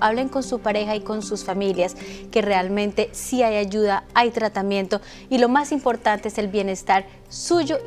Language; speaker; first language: Spanish; native; Spanish